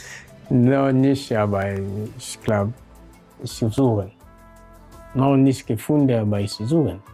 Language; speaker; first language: German; non-native, learner; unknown